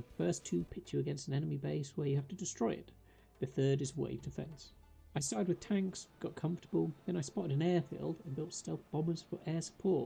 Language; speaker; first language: English; native; English